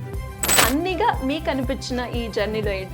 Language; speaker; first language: Telugu; native; Telugu